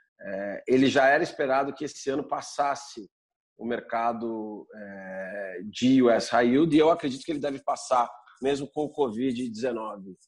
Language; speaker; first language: Portuguese; native; Portuguese